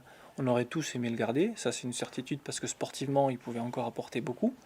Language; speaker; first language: French; native; French